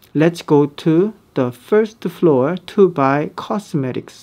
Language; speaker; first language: English; non-native, fluent; Korean